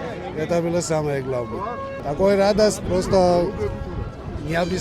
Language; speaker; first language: Russian; non-native, local second language; Georgian